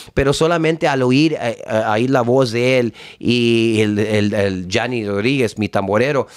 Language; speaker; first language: Spanish; early bilingual, heritage; Spanish